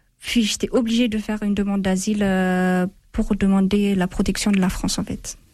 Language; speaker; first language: French; non-native, fluent; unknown